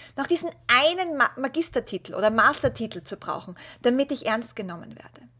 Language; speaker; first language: German; native; German